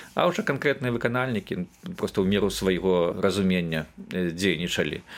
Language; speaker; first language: Belarusian; native; Belarusian